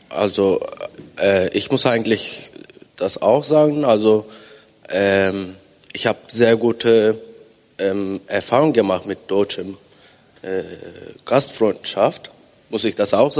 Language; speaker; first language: German; non-native, fluent; Turkish